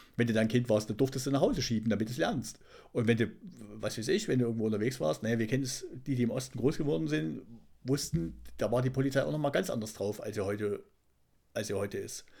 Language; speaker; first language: German; native; German